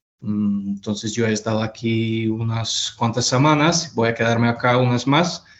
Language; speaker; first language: Spanish; non-native, fluent; English